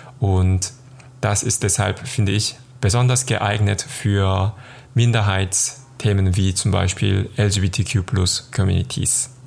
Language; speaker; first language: German; non-native, fluent; Korean